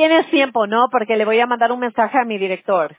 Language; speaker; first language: Spanish; early bilingual, heritage; Spanish